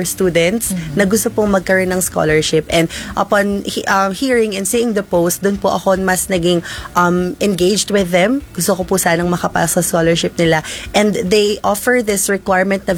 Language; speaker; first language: Filipino; native; Filipino